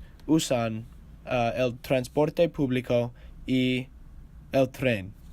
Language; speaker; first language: Spanish; non-native, learner; English